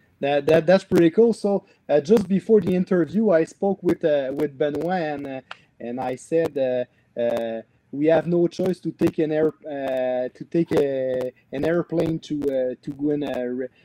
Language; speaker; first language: English; non-native, learner; French